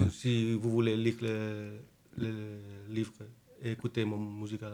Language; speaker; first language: French; non-native, learner; Spanish